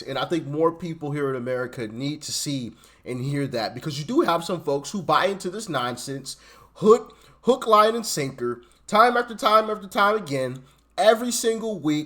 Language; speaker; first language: English; native; English